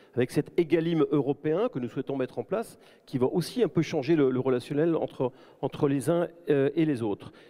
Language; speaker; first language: French; native; French